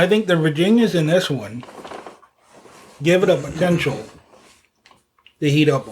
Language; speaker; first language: English; native; English